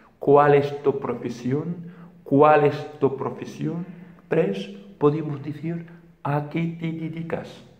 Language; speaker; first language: Spanish; non-native, fluent; Arabic